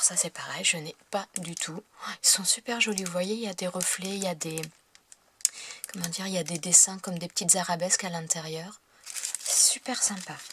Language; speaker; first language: French; native; French